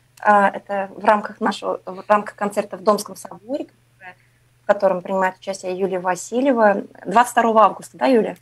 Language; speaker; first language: Russian; native; Russian